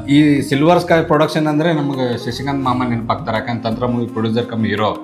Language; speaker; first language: Kannada; native; Kannada